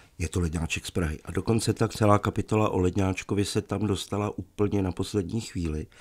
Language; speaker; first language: Czech; native; Czech